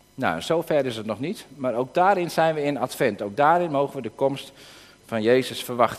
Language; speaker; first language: Dutch; native; Dutch